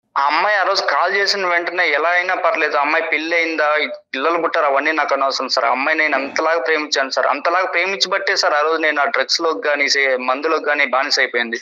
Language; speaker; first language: Telugu; native; Telugu